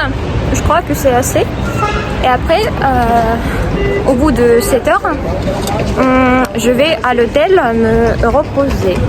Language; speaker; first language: French; non-native, fluent; Russian